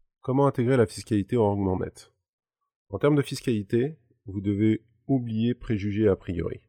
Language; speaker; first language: French; native; French